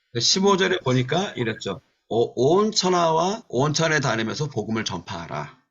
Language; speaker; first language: Korean; native; Korean